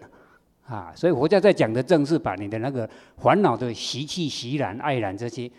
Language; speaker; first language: Chinese; native; Chinese